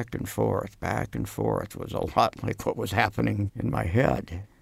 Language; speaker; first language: English; native; English